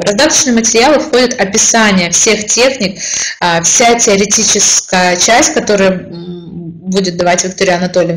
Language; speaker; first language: Russian; native; Russian